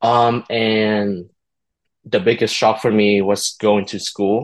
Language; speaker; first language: English; early bilingual, other home language; Vietnamese